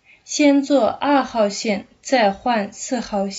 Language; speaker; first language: Chinese; non-native, fluent; Kazakh